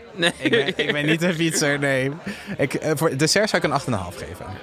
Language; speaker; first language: Dutch; non-native, fluent; French